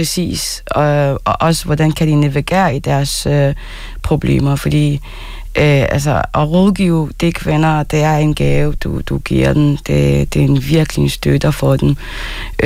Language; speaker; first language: Danish; non-native, fluent; Arabic